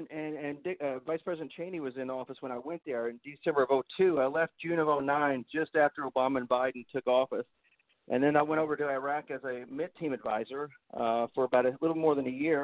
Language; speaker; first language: English; native; English